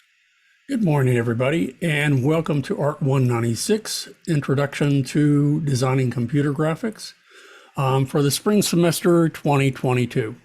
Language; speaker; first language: English; native; English